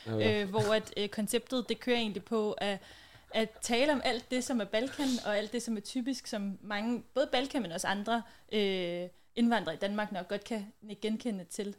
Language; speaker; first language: Danish; early bilingual, other home language; Bosnian